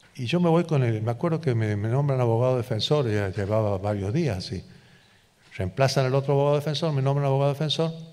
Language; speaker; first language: Spanish; native; Spanish